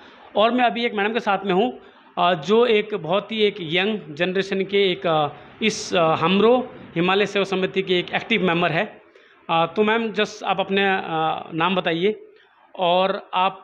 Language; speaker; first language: Hindi; native; Hindi